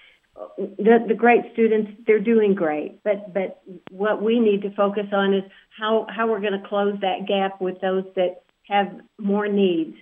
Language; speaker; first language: English; native; English